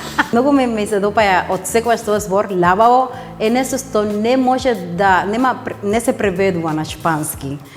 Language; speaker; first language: Macedonian; non-native, learner; Spanish